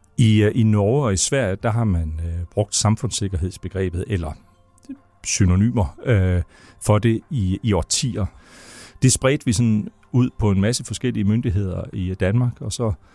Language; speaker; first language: Danish; native; Danish